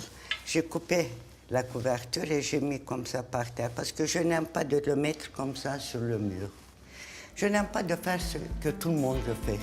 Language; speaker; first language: French; non-native, fluent; Turkish